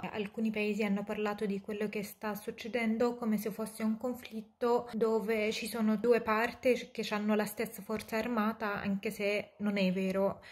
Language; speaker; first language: Italian; non-native, fluent; Arabic